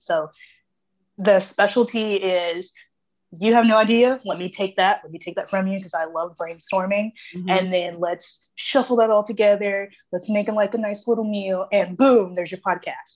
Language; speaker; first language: English; native; English